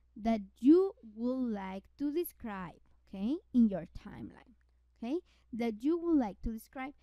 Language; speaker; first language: English; non-native, fluent; Spanish